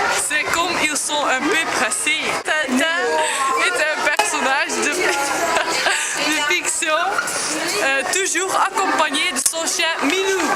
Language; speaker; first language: French; non-native, learner; Dutch